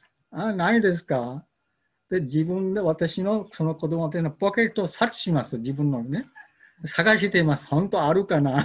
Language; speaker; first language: Japanese; non-native, learner; Bangla